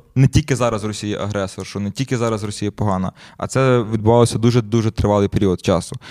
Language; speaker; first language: Ukrainian; native; Ukrainian